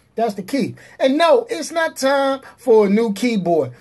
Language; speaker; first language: English; native; English